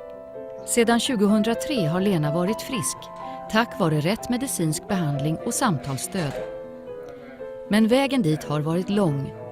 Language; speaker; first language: Swedish; native; Swedish